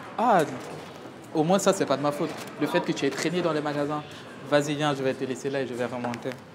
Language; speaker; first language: French; native; French